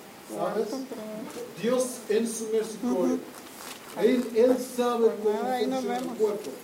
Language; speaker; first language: Spanish; non-native, fluent; English